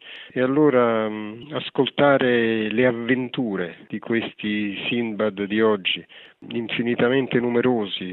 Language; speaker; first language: Italian; native; Italian